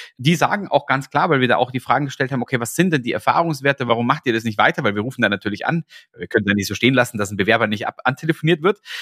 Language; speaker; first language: German; native; German